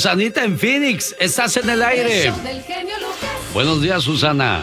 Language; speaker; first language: Spanish; native; Spanish